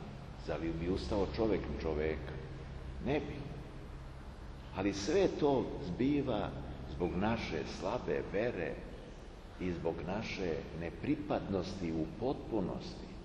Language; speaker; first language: Serbian; native; Serbian